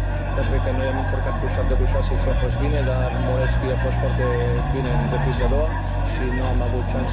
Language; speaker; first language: Romanian; non-native, learner; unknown